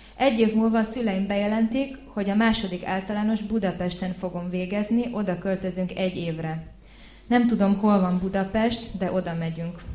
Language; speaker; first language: Hungarian; early bilingual, heritage; Hungarian